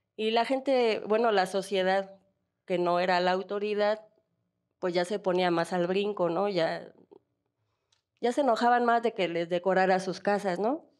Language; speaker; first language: Spanish; native; Spanish